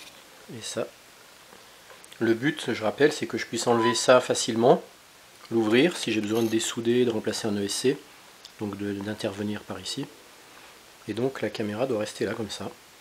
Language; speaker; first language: French; native; French